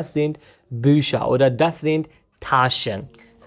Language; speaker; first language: German; non-native, learner; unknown